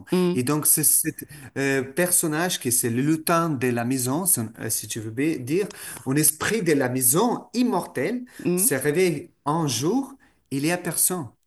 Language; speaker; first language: French; non-native, fluent; Russian